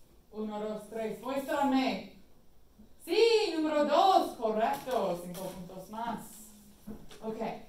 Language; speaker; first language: Spanish; non-native, fluent; English